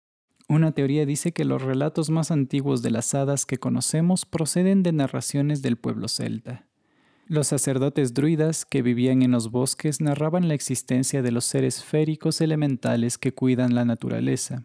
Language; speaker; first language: Spanish; native; Spanish